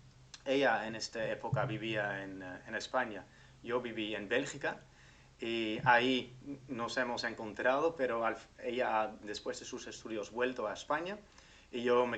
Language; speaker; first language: Spanish; non-native, fluent; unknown